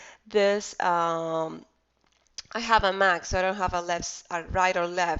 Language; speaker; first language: English; non-native, fluent; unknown